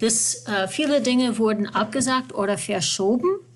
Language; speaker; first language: German; non-native, fluent; English